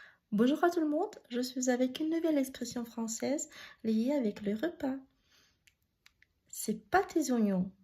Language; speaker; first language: French; non-native, fluent; Russian